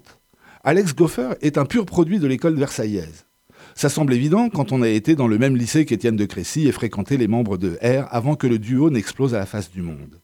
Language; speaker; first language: French; native; French